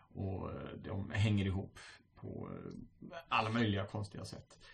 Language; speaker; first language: Swedish; native; Swedish